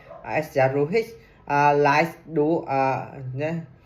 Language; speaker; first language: German; non-native, learner; Vietnamese